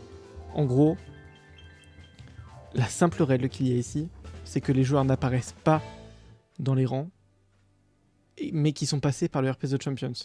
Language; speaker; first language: French; native; French